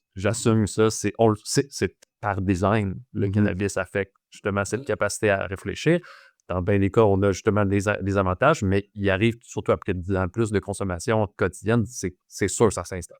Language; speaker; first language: French; native; French